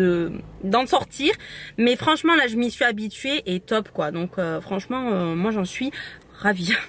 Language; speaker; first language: French; native; French